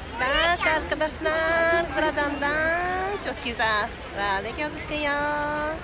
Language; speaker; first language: Turkish; non-native, learner; Japanese